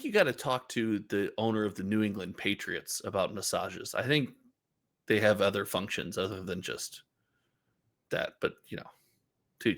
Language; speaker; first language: English; native; English